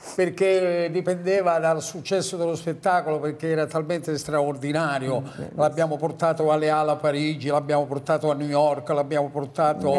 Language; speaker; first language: Italian; native; Italian